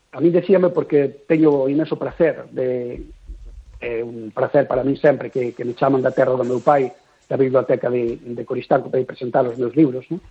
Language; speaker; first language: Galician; native; Galician